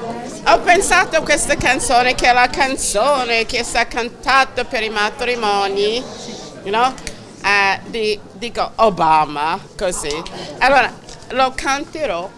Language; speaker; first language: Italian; non-native, fluent; English